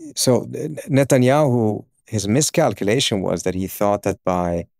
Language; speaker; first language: English; early bilingual, other home language; Swedish